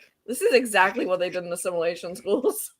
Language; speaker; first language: English; native; English